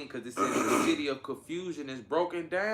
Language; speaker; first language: English; native; English